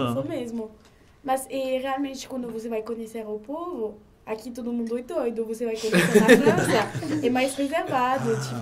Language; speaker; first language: Portuguese; non-native, learner; French